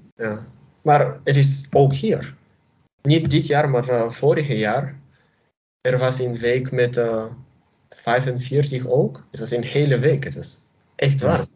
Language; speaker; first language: Dutch; non-native, learner; Bulgarian